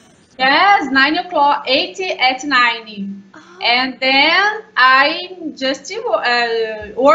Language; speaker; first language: English; non-native, learner; Portuguese